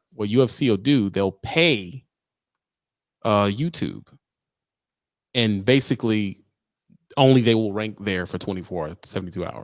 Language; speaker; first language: English; native; English